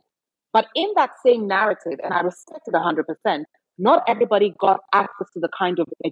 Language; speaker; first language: English; non-native, local second language; Akan